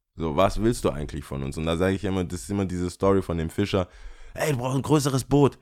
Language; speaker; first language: German; early bilingual, other home language; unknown